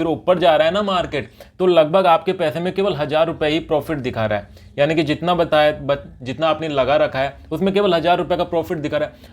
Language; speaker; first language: Hindi; native; Hindi